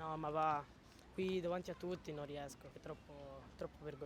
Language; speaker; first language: Italian; native; Italian